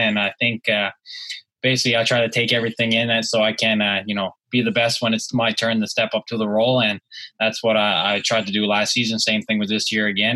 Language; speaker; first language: English; native; English